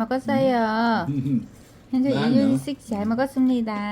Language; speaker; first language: Korean; non-native, learner; Vietnamese